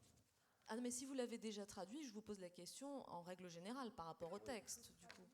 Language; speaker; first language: French; native; French